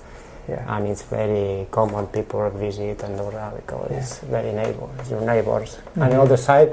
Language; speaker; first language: English; non-native, learner; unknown